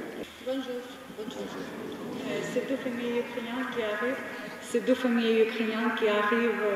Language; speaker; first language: French; non-native, learner; Ukrainian